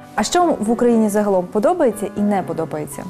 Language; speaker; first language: Ukrainian; native; Ukrainian